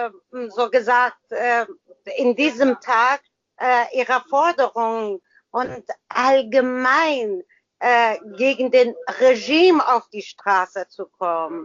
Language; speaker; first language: German; non-native, learner; Persian